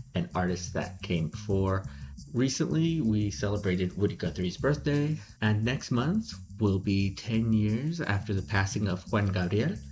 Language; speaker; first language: English; early bilingual, other home language; Spanish